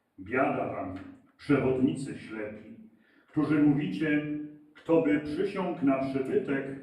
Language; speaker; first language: Polish; native; Polish